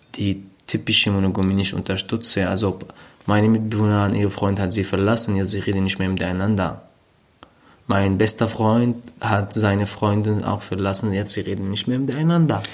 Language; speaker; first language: German; non-native, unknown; Arabic